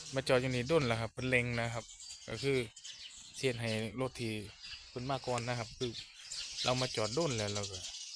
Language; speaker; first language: Thai; native; Thai